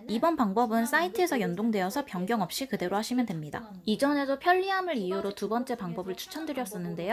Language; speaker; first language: Korean; native; Korean